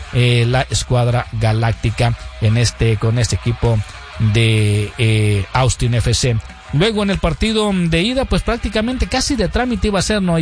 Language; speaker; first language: Spanish; native; Spanish